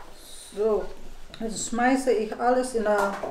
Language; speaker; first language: German; non-native, learner; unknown